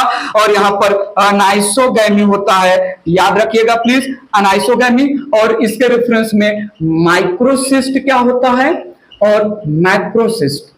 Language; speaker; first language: Hindi; native; Hindi